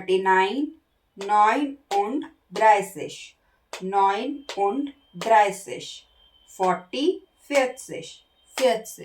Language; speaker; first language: German; non-native, fluent; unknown